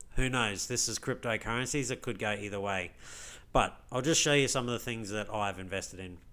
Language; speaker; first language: English; native; English